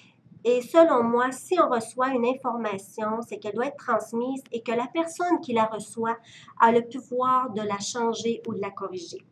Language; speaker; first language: French; native; French